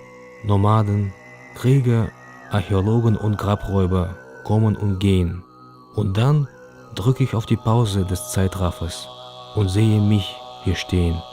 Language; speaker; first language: German; native; German